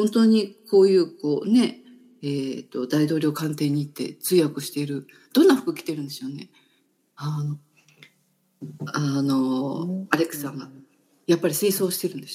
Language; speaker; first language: Japanese; native; Japanese